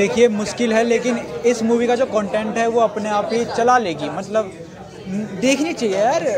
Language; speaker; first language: Hindi; native; Hindi